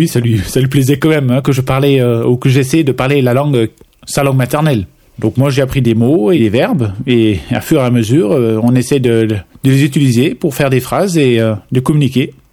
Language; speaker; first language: French; non-native, fluent; Dutch